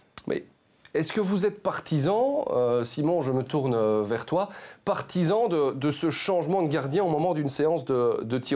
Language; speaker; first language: French; native; French